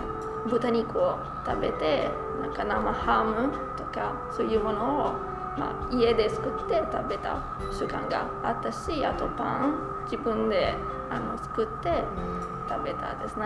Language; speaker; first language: Japanese; non-native, fluent; Italian